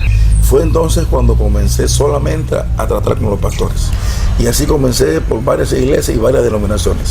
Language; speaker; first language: Spanish; native; Spanish